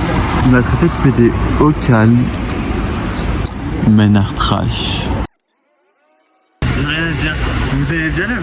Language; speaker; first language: French; native; French